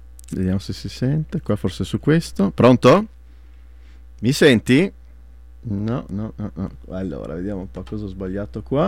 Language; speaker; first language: Italian; native; Italian